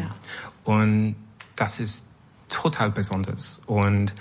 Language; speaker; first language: German; non-native, learner; French